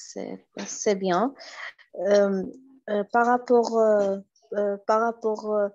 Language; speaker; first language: French; non-native, learner; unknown